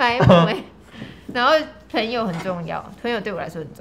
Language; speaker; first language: Chinese; native; Chinese